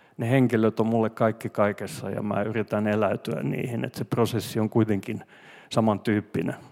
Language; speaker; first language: Finnish; non-native, local second language; Swedish